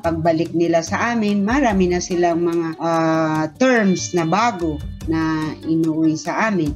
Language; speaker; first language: Filipino; non-native, local second language; Maranao